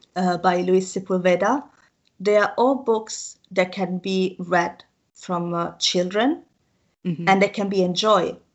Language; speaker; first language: English; non-native, fluent; Italian